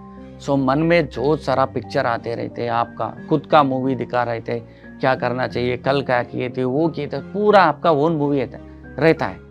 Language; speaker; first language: Hindi; non-native, local second language; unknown